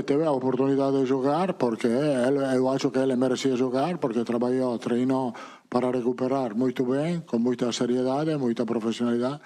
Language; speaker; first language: Portuguese; non-native, fluent; Italian